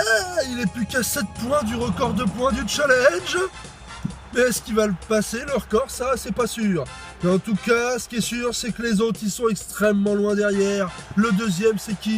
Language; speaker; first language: French; native; French